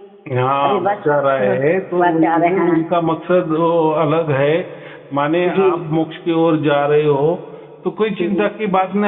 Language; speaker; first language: Hindi; native; Hindi